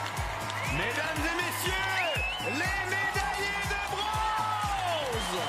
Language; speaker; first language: French; native; French